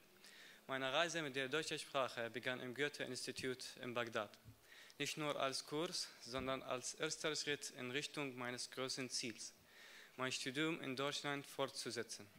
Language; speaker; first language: German; non-native, learner; Arabic